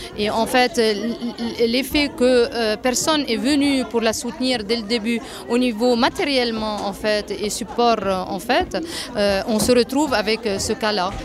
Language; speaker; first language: French; non-native, fluent; Arabic